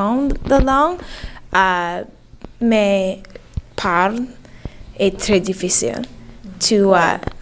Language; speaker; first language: French; non-native, learner; English